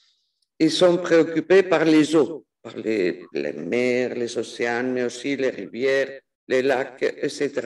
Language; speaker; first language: French; non-native, fluent; Spanish